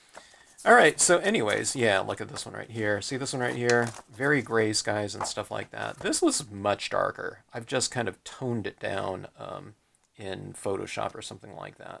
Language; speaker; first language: English; native; English